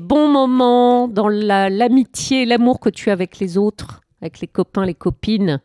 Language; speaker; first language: French; native; French